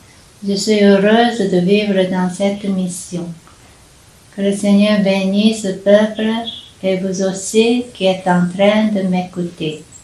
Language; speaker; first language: French; non-native, fluent; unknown